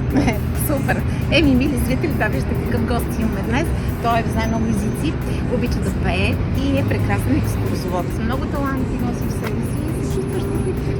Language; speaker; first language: Bulgarian; native; Bulgarian